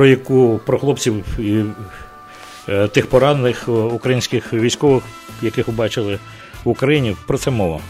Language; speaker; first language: Ukrainian; native; Ukrainian